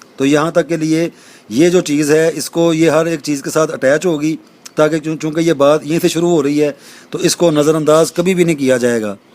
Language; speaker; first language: Urdu; native; Urdu